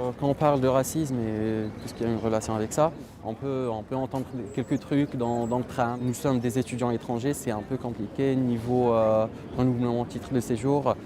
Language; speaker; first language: French; non-native, local second language; Arabic